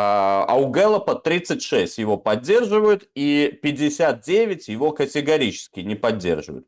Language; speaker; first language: Russian; native; Russian